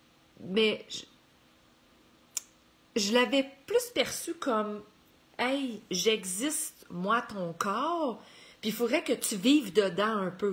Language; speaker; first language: French; native; French